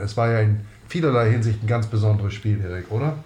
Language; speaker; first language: German; native; German